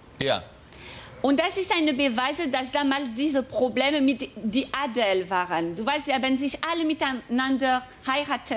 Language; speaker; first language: German; non-native, fluent; French